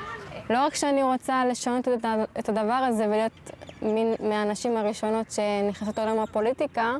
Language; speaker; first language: Hebrew; non-native, local second language; Arabic